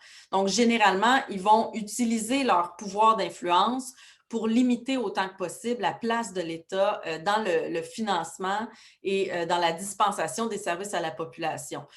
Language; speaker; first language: French; native; French